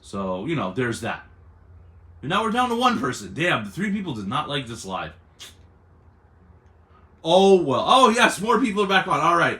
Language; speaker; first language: English; native; English